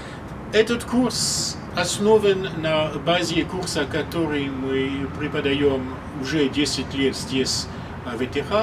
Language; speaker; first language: Russian; non-native, fluent; French